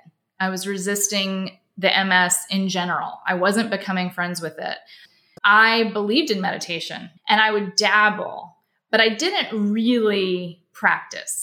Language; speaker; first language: English; native; English